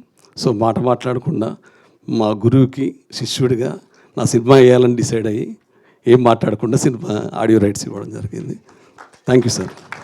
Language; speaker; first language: Telugu; native; Telugu